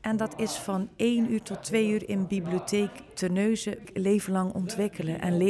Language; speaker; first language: Dutch; native; Dutch